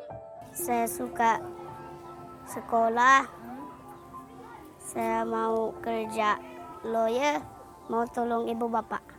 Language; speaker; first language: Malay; early bilingual, other home language; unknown